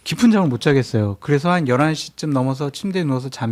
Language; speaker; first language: Korean; native; Korean